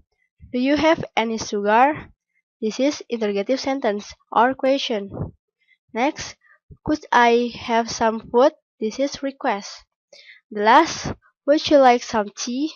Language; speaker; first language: English; non-native, learner; Indonesian